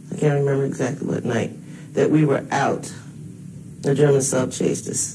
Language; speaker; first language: English; native; English